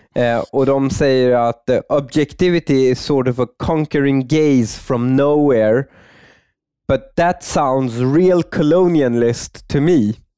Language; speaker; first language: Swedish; native; Swedish